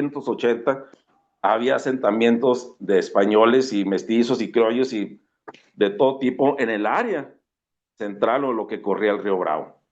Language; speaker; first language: Spanish; native; Spanish